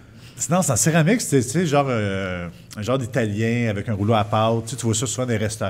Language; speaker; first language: French; native; French